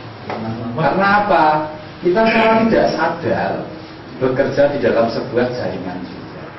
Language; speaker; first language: Indonesian; native; Indonesian